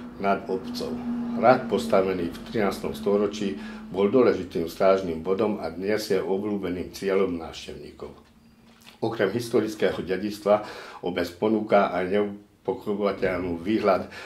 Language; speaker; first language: Slovak; non-native, local second language; Hungarian